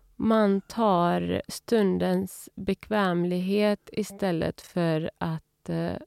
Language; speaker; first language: Swedish; early bilingual, other home language; Urdu